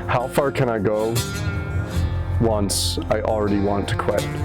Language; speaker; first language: English; native; English